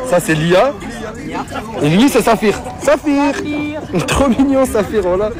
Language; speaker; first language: French; native; French